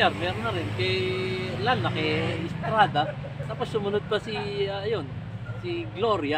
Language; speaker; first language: Filipino; native; Filipino